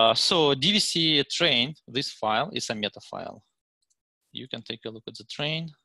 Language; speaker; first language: English; non-native, fluent; Russian